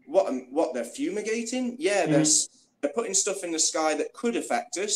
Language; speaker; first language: English; native; English